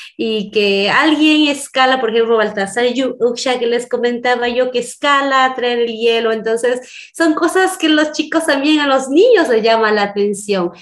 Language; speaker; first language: Spanish; non-native, local second language; Quechua